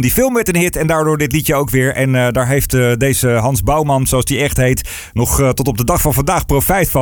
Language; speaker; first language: Dutch; native; Dutch